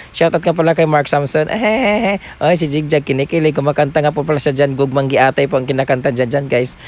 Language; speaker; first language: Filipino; non-native, local second language; Cebuano